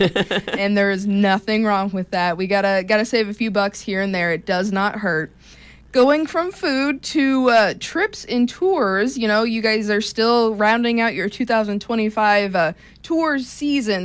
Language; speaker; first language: English; native; English